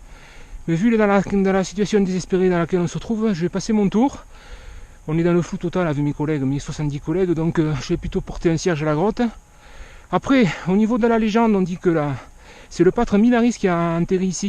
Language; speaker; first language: French; native; French